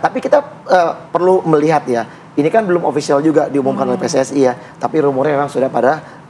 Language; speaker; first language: Indonesian; native; Indonesian